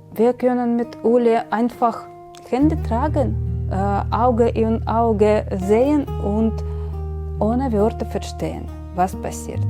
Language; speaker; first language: German; non-native, learner; Ukrainian